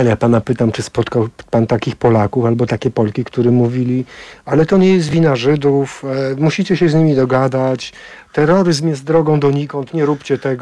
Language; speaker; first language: Polish; native; Polish